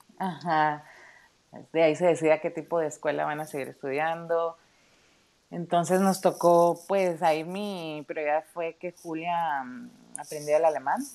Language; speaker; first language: Spanish; native; Spanish